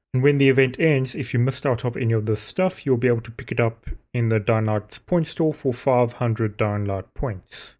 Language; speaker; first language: English; native; English